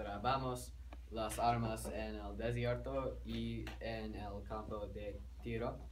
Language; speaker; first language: Spanish; non-native, learner; English